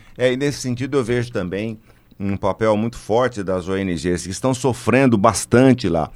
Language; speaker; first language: Portuguese; native; Portuguese